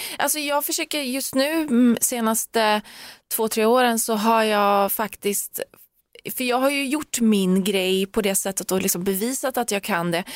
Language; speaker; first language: Swedish; early bilingual, other home language; Persian